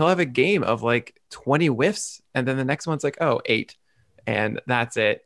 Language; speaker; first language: English; native; English